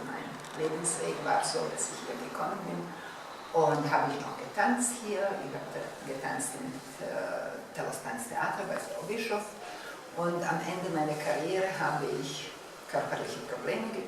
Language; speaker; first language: German; non-native, fluent; Bosnian